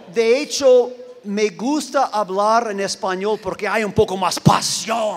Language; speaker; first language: Spanish; non-native, fluent; English